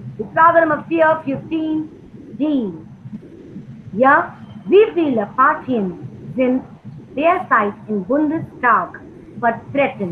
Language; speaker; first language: German; non-native, learner; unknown